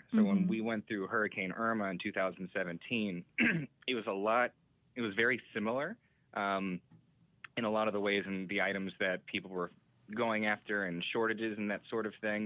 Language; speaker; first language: English; native; English